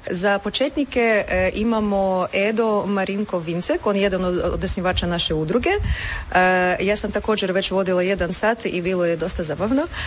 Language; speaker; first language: Croatian; non-native, fluent; Russian